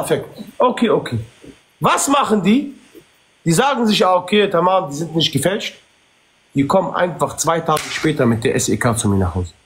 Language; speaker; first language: German; early bilingual, other home language; Arabic